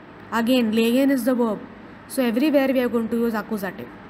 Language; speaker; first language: English; non-native, local second language; Marathi